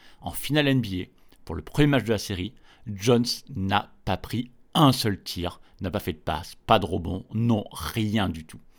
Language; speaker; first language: French; native; French